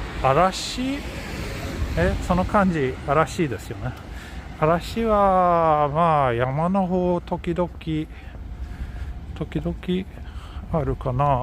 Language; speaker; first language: Japanese; non-native, fluent; Swedish